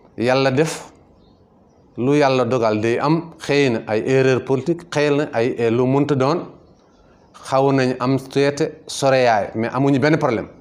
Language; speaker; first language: Wolof; non-native, local second language; Fula